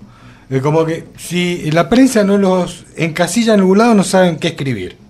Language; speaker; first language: Spanish; native; Spanish